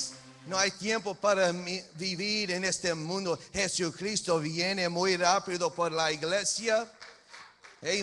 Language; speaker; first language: Spanish; early bilingual, heritage; English